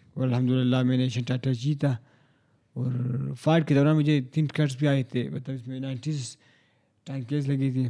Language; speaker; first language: Urdu; non-native, local second language; Hazaragi